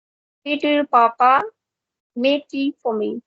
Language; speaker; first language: English; non-native, local second language; Hindi